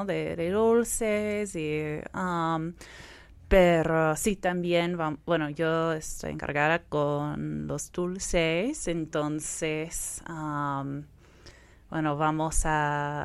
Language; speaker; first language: Spanish; non-native, fluent; English